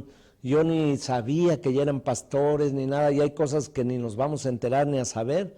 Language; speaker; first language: Spanish; native; Spanish